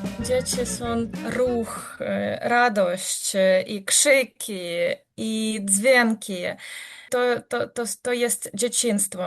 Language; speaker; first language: Polish; non-native, learner; Ukrainian